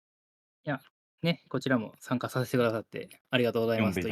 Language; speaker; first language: Japanese; native; Japanese